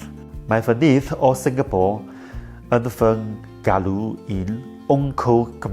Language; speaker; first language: Welsh; non-native, learner; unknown